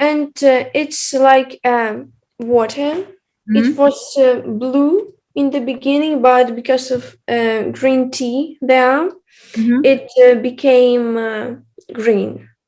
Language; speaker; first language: English; non-native, fluent; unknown